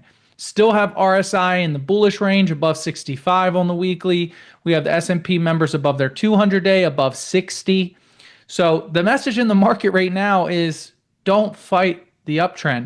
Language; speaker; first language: English; native; English